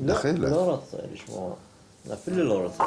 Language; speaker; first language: Hebrew; non-native, fluent; Arabic